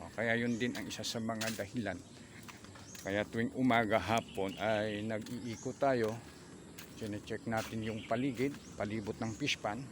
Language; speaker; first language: Filipino; non-native, local second language; Cebuano